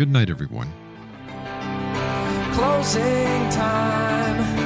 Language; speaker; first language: English; native; English